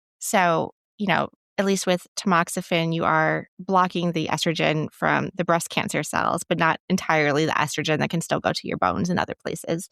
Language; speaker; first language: English; native; English